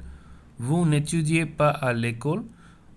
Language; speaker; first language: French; non-native, fluent; Tamil